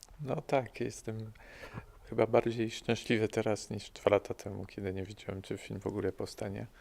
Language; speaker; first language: Polish; early bilingual, heritage; French